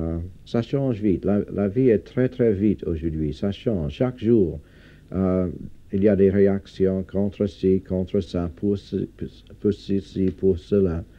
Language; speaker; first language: French; non-native, fluent; English